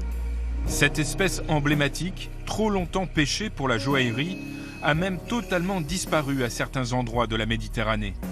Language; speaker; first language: French; native; French